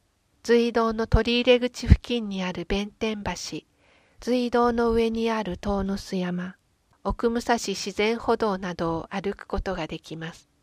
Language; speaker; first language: Japanese; native; Japanese